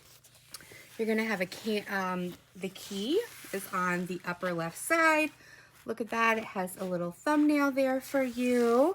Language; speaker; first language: English; native; English